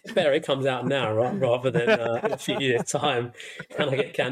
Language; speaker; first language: English; native; English